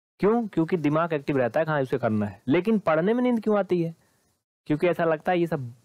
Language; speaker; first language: Hindi; native; Hindi